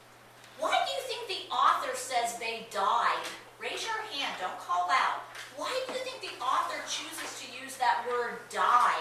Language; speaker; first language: English; native; English